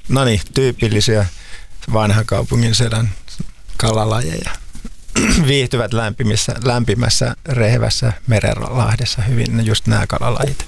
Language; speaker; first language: Finnish; native; Finnish